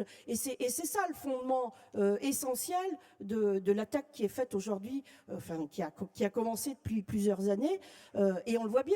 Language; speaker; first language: French; native; French